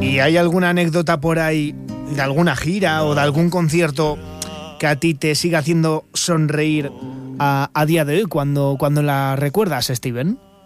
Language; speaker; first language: Spanish; native; Spanish